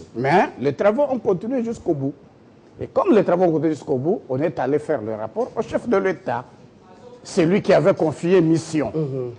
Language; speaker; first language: French; non-native, local second language; Lingala